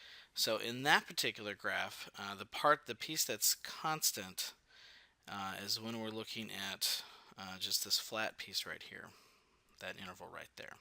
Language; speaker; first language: English; native; English